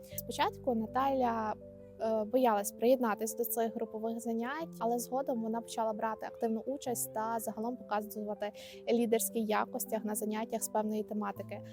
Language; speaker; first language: Ukrainian; native; Ukrainian